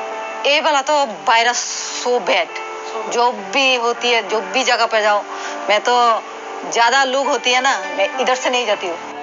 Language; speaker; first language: Hindi; non-native, local second language; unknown